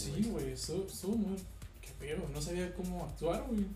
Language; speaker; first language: Spanish; native; Spanish